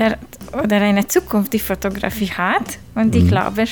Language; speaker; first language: German; non-native, fluent; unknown